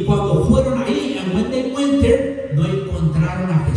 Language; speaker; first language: Spanish; native; Spanish